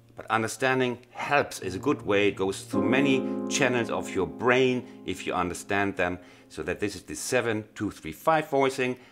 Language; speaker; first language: English; non-native, fluent; German